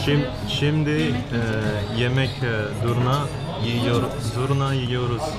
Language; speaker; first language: Turkish; non-native, learner; Indonesian